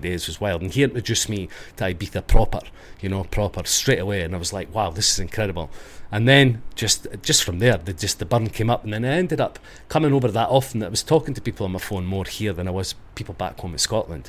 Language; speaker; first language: English; native; English